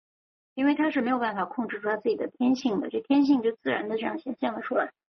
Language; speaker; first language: Chinese; native; Chinese